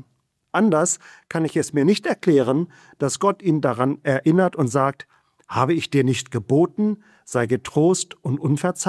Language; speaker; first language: German; native; German